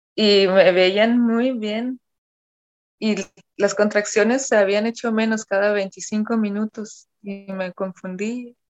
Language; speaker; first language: Spanish; non-native, fluent; German